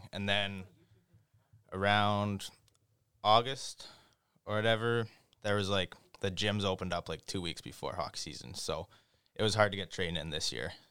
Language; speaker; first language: English; native; English